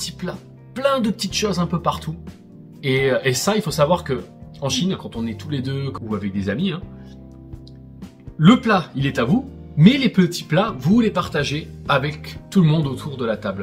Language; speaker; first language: French; native; French